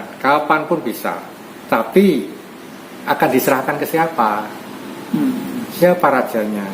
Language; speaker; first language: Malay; non-native, local second language; Javanese